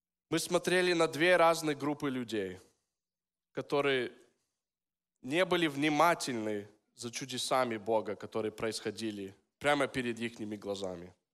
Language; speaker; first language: Russian; early bilingual, heritage; Russian